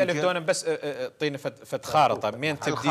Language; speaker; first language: Arabic; native; Arabic